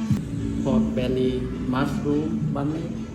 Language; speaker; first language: English; non-native, learner; Vietnamese